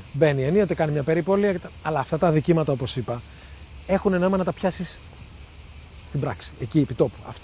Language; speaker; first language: Greek; native; Greek